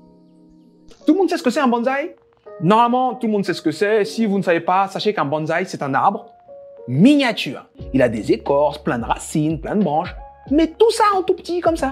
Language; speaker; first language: French; native; French